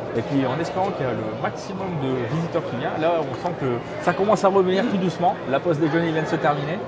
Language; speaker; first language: French; native; French